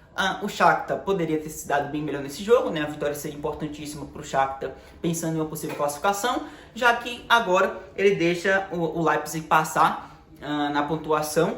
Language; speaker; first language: Portuguese; native; Portuguese